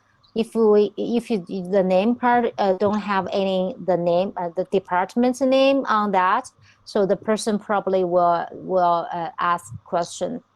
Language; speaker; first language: English; non-native, fluent; Chinese